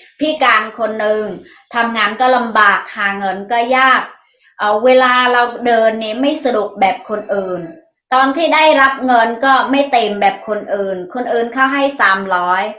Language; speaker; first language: Thai; non-native, learner; Mon